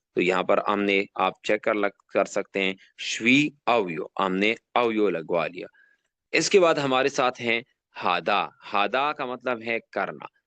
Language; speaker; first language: Urdu; non-native, local second language; Pashto